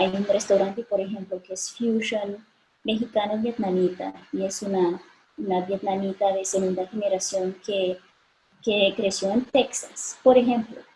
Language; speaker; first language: Spanish; non-native, fluent; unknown